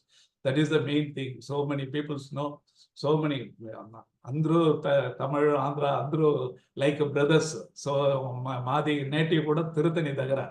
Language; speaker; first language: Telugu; non-native, local second language; Tamil